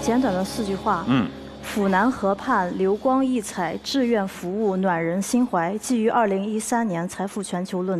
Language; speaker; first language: Chinese; native; Chinese